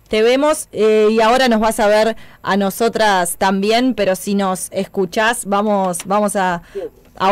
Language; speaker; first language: Spanish; native; Spanish